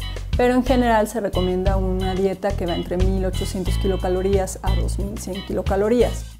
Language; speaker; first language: Spanish; native; Spanish